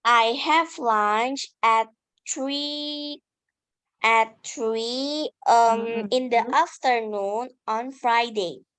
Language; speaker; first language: English; non-native, learner; Indonesian